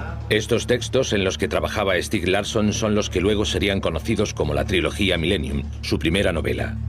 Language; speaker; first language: Spanish; native; Spanish